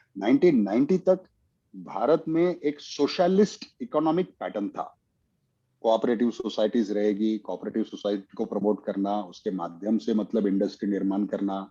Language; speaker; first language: Hindi; non-native, local second language; Marathi